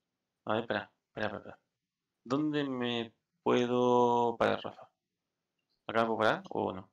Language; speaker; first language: Spanish; native; Spanish